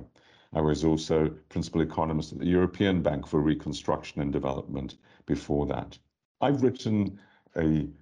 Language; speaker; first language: English; native; English